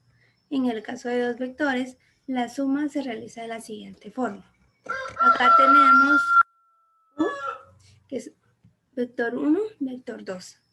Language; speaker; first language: Spanish; native; Spanish